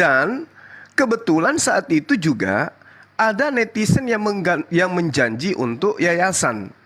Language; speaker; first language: Indonesian; native; Indonesian